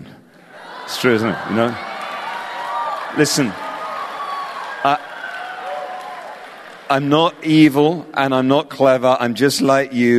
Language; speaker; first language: English; native; English